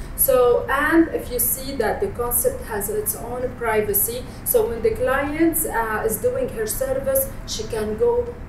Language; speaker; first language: English; non-native, fluent; Arabic